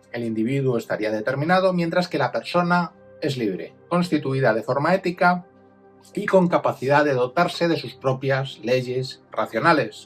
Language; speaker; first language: Spanish; native; Spanish